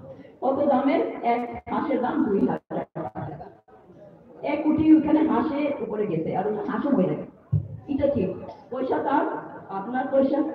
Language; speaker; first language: Bangla; non-native, local second language; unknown